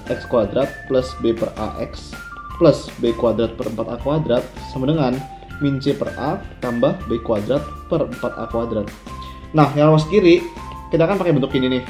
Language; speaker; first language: Indonesian; native; Indonesian